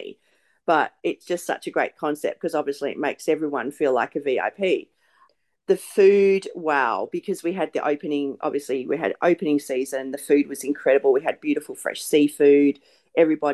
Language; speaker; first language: English; native; English